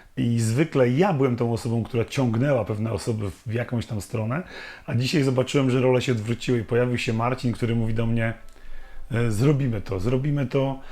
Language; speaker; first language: Polish; native; Polish